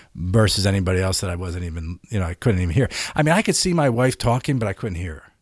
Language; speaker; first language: English; native; English